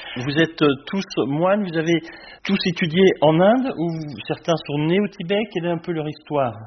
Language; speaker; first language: French; native; French